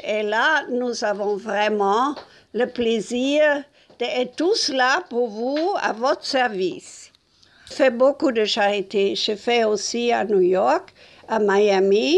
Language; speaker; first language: French; non-native, fluent; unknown